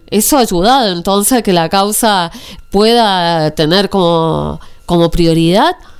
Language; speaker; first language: Spanish; native; Spanish